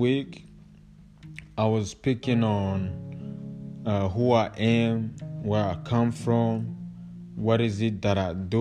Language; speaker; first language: English; non-native, local second language; Kinyarwanda